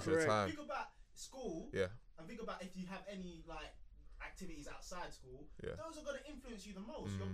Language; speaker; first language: English; native; English